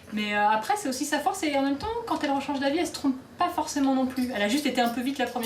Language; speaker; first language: French; native; French